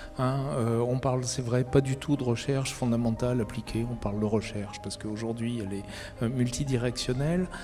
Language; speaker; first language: French; native; French